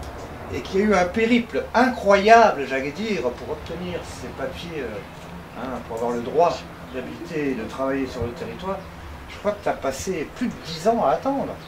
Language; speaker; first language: French; native; French